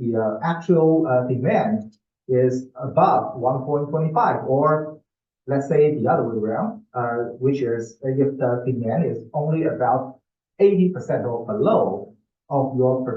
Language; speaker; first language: English; non-native, fluent; Chinese